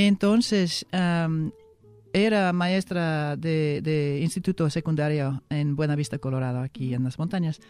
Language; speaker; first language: Spanish; non-native, fluent; English